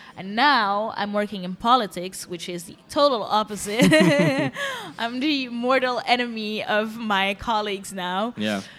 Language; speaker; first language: English; non-native, fluent; Dutch